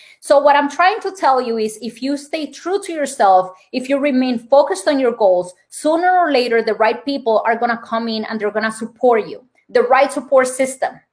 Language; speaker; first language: English; non-native, fluent; Spanish